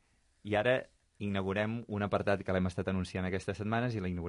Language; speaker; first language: Catalan; native; Catalan